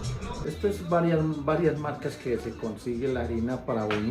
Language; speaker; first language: Spanish; native; Spanish